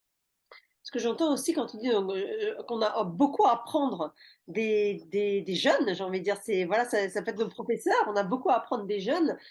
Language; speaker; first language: French; native; French